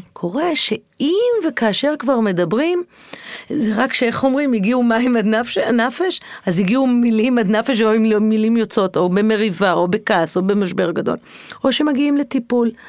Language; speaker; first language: Hebrew; native; Hebrew